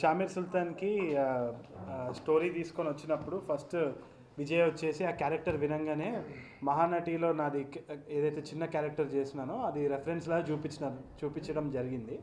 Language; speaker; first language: Telugu; native; Telugu